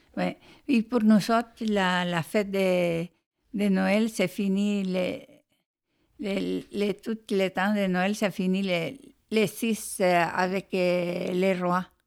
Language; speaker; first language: French; non-native, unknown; Spanish